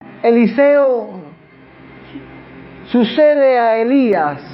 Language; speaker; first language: Spanish; native; Spanish